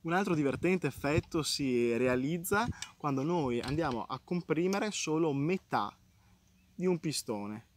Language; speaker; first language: Italian; native; Italian